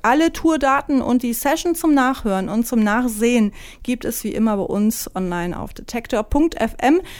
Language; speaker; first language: German; native; German